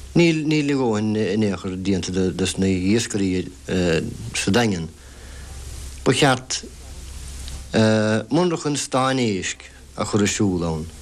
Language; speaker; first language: Irish; native; Irish